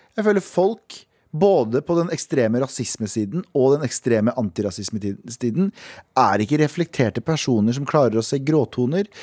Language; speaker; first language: Norwegian; early bilingual, other home language; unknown